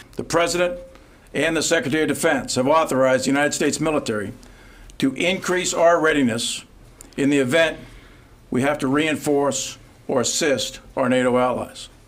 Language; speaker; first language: English; native; English